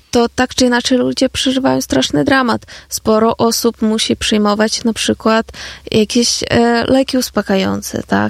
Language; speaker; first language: Polish; non-native, fluent; Ukrainian